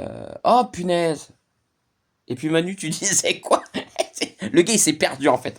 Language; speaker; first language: French; native; French